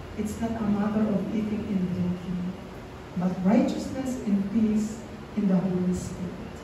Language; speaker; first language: English; non-native, local second language; Filipino